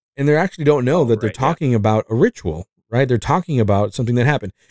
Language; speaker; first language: English; non-native, fluent; Spanish